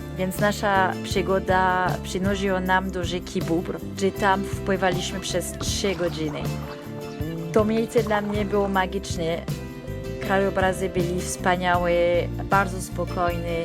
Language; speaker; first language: Polish; non-native, learner; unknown